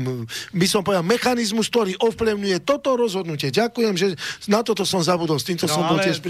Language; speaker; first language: Slovak; native; Slovak